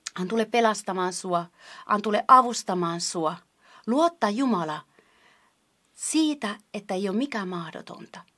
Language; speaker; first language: Finnish; non-native, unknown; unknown